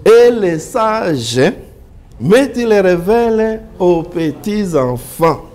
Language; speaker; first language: French; non-native, local second language; Swahili